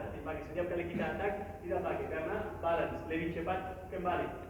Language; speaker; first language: Indonesian; non-native, learner; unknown